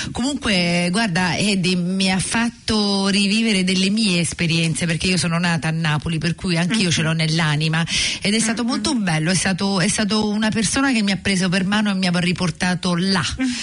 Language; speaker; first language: Italian; native; Italian